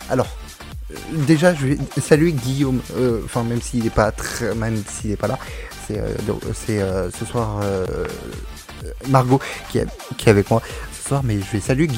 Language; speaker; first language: French; native; French